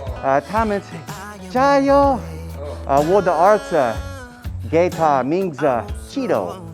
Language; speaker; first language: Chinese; non-native, learner; English